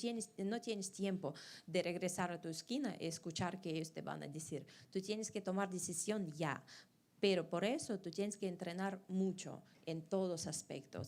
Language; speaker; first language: Spanish; non-native, fluent; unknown